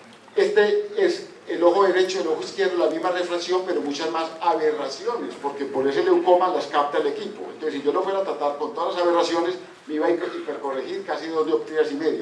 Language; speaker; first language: Spanish; native; Spanish